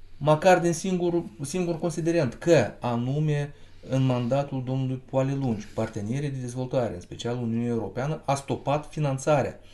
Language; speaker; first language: Romanian; non-native, local second language; Russian